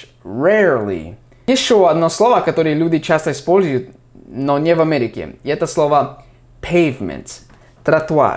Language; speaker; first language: Russian; non-native, fluent; English